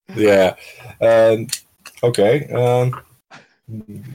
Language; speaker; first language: English; non-native, fluent; Polish